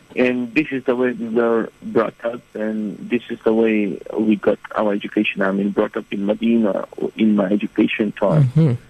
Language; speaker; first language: English; non-native, fluent; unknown